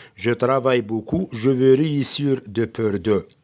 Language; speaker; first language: French; non-native, local second language; Arabic